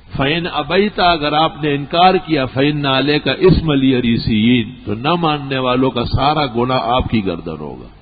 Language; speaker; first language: Urdu; non-native, local second language; Pashto